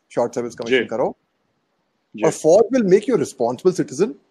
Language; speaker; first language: Hindi; native; Hindi